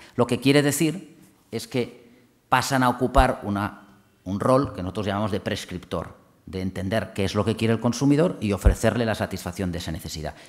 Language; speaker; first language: Spanish; non-native, local second language; Catalan